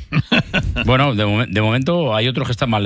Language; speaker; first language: Spanish; native; Spanish